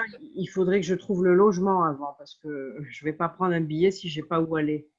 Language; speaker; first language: French; native; French